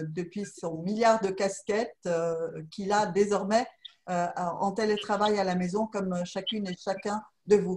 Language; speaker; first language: French; native; French